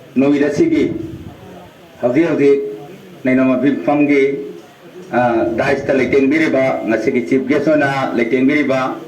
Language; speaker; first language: Manipuri; early bilingual, heritage; Manipuri